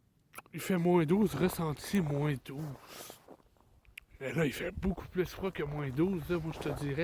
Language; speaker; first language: French; native; French